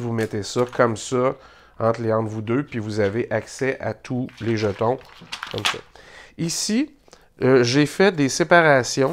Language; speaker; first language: French; native; French